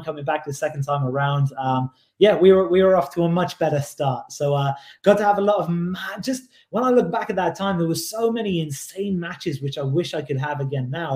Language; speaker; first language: English; native; English